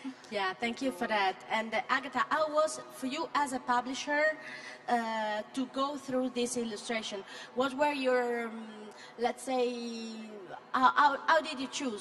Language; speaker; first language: English; non-native, fluent; Italian